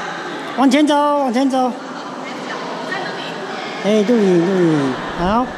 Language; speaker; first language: Chinese; native; Chinese